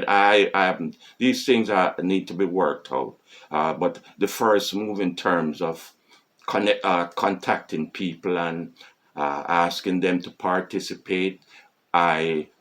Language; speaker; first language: English; non-native, fluent; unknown